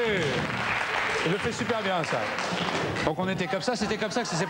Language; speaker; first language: French; native; French